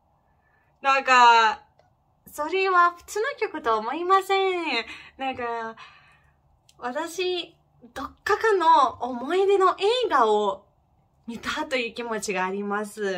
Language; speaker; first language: Japanese; non-native, learner; Ukrainian